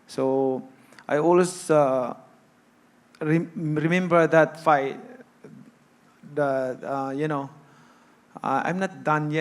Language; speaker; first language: English; non-native, local second language; Cebuano